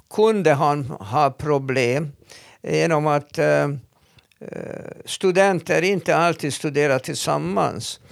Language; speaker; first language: Swedish; non-native, fluent; Hungarian